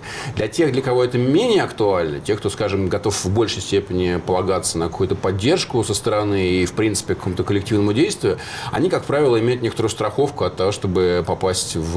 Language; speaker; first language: Russian; native; Russian